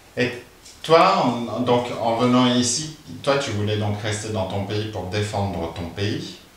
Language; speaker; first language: French; native; French